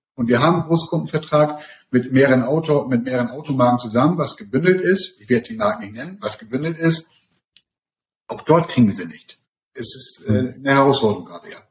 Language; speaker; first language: German; native; German